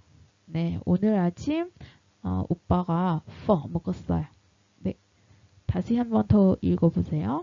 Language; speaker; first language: Korean; non-native, fluent; Vietnamese